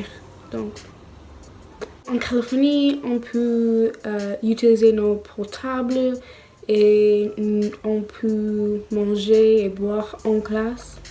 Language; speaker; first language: French; non-native, learner; English